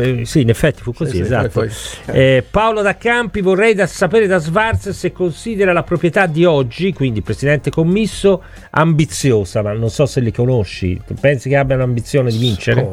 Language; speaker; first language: Italian; native; Italian